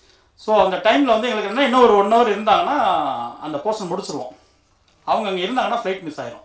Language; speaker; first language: Tamil; native; Tamil